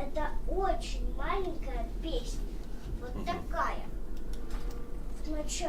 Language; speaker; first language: Russian; early bilingual, other home language; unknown